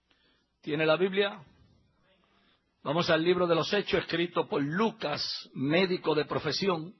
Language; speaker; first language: Spanish; native; Spanish